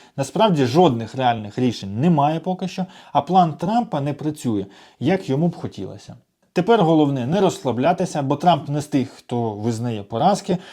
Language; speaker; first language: Ukrainian; non-native, local second language; Russian